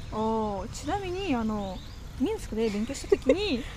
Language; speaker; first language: Japanese; non-native, fluent; Russian